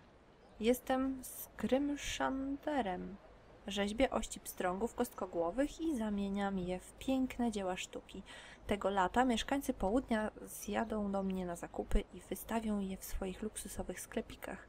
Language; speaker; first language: Polish; native; Polish